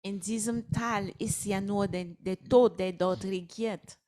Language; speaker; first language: German; non-native, fluent; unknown